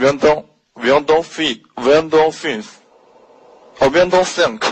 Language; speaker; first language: French; non-native, learner; Chinese